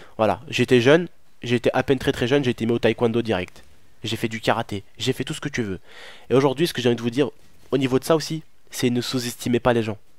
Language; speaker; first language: French; early bilingual, other home language; Arabic